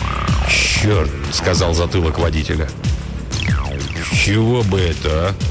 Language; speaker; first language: Russian; native; Russian